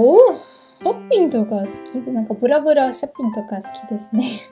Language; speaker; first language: Japanese; non-native, learner; German